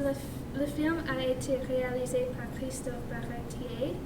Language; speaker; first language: French; non-native, learner; English